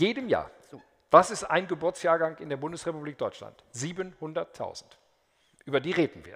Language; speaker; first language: German; native; German